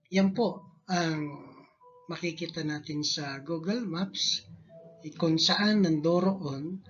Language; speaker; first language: Filipino; native; Filipino